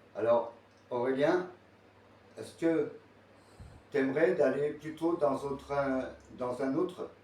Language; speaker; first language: French; native; French